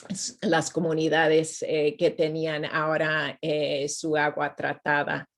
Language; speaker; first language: Spanish; non-native, fluent; English